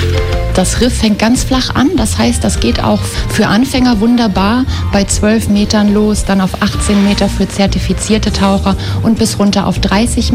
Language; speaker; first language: German; native; German